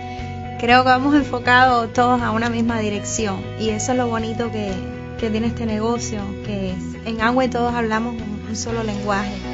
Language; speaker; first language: Spanish; native; Spanish